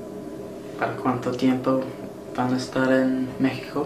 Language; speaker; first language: Spanish; non-native, learner; English